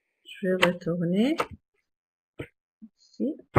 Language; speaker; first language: French; non-native, local second language; Arabic